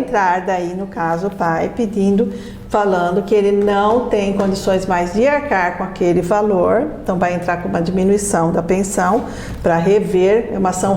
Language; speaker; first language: Portuguese; native; Portuguese